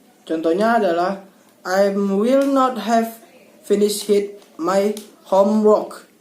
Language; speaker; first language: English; non-native, learner; Indonesian